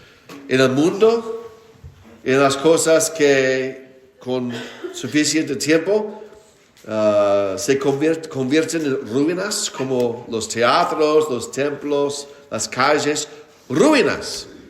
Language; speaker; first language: Spanish; non-native, fluent; English